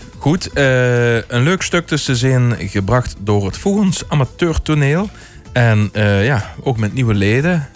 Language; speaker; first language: Dutch; native; Dutch